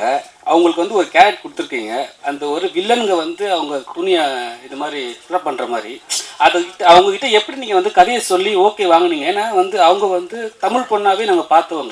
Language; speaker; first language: Tamil; native; Tamil